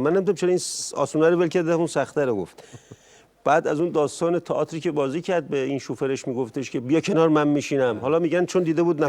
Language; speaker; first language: Persian; native; Persian